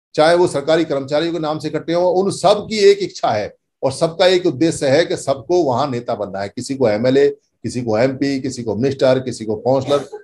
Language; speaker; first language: Hindi; native; Hindi